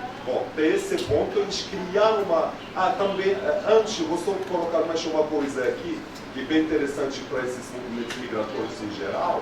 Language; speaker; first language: Portuguese; non-native, fluent; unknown